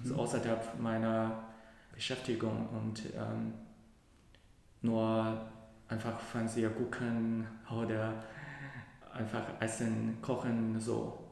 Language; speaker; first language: German; non-native, learner; Cantonese